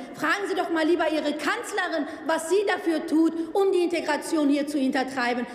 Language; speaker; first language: German; early bilingual, other home language; Turkish